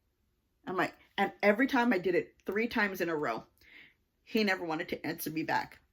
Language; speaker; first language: English; native; English